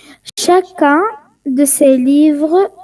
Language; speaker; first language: French; non-native, learner; Arabic